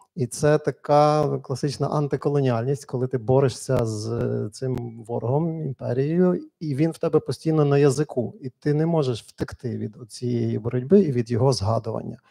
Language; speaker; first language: Ukrainian; native; Ukrainian